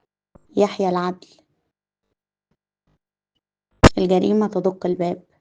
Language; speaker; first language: Arabic; native; Arabic